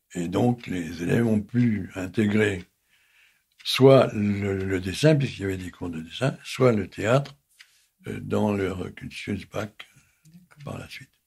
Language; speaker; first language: French; native; French